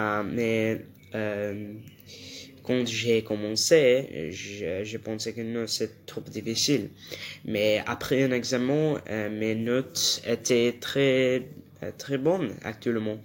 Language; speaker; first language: French; non-native, learner; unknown